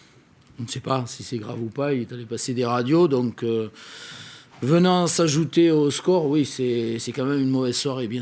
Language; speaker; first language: French; native; French